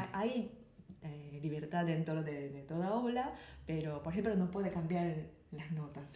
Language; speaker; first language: Spanish; non-native, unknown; Japanese